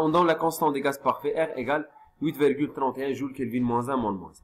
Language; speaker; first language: French; non-native, local second language; Arabic